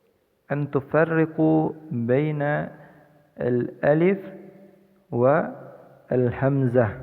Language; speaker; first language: Arabic; non-native, fluent; Indonesian